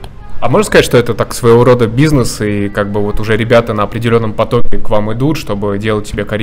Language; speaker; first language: Russian; native; Russian